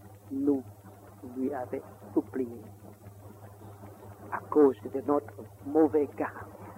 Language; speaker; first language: French; non-native, learner; Vietnamese